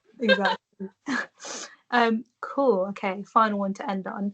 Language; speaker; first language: English; native; English